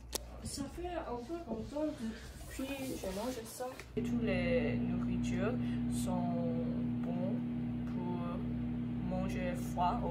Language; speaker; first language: French; non-native, learner; English